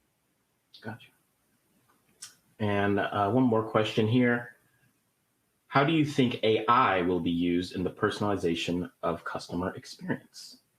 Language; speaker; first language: English; native; English